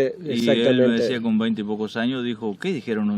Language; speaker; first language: Spanish; native; Spanish